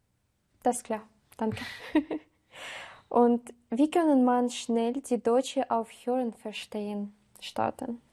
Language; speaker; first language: German; non-native, learner; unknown